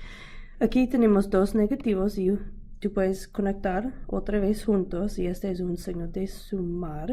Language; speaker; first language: Spanish; non-native, learner; English